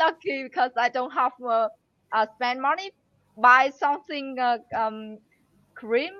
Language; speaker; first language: English; non-native, learner; Vietnamese